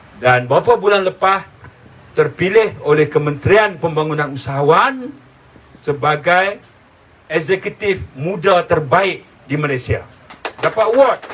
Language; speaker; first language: Malay; native; Malay